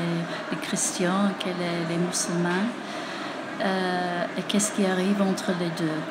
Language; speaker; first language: French; non-native, fluent; English